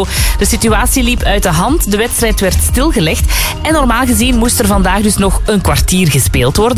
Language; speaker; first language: Dutch; native; Dutch